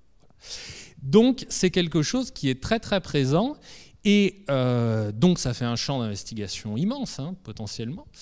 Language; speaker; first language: French; native; French